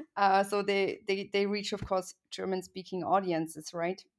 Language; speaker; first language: English; non-native, fluent; German